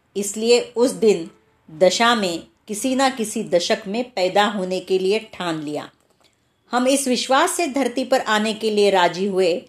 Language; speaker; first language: Hindi; non-native, local second language; Marathi